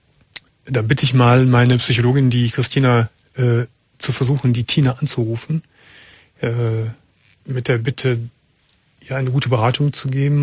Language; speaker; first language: German; native; German